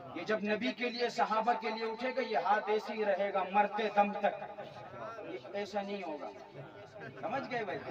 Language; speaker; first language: Urdu; non-native, local second language; Pashto